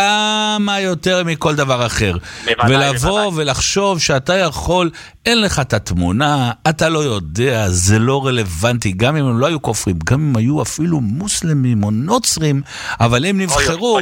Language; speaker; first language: Hebrew; native; Hebrew